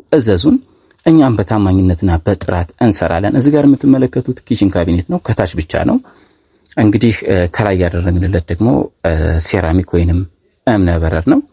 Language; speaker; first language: Amharic; native; Amharic